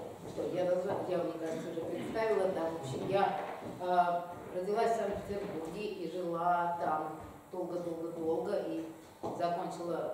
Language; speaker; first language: Russian; native; Russian